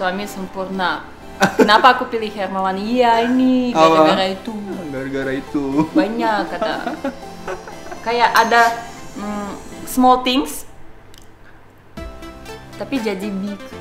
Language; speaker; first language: Indonesian; non-native, learner; Russian